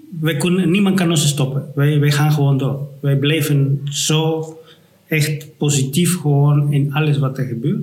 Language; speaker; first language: Dutch; non-native, fluent; Spanish